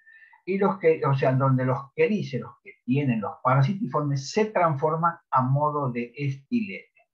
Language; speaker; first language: Spanish; native; Spanish